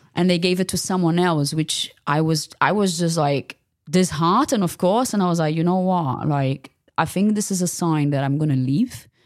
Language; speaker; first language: English; non-native, fluent; Portuguese